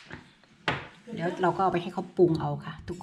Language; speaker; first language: Italian; non-native, learner; Thai